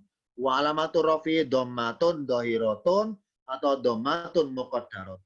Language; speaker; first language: Arabic; non-native, fluent; Indonesian